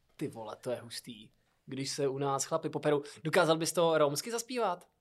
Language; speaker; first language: Czech; native; Czech